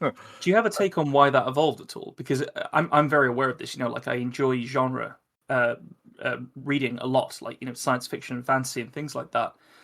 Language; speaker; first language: English; native; English